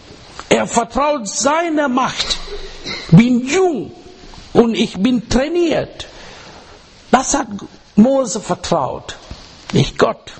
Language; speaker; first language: German; non-native, learner; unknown